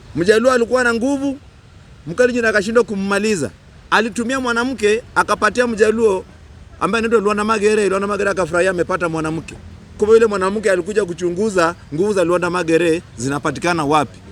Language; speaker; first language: Swahili; non-native, local second language; Luyia